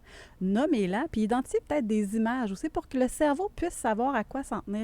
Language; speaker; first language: French; native; French